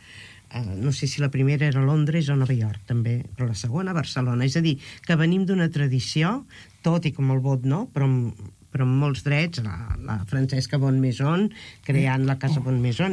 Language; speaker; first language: Catalan; native; Catalan